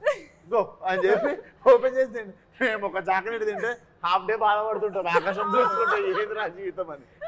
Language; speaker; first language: Telugu; native; Telugu